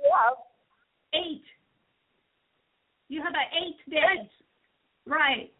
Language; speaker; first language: English; non-native, fluent; Japanese